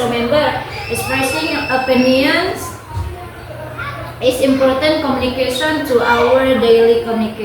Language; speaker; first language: English; non-native, local second language; Indonesian